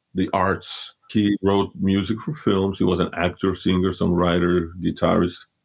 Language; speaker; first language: English; early bilingual, other home language; Spanish